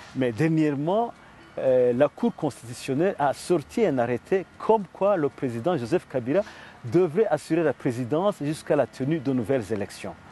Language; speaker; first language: French; non-native, local second language; Rundi